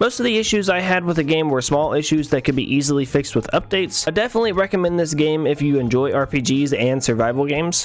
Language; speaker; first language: English; native; English